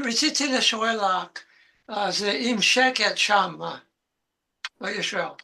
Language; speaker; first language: Hebrew; non-native, learner; English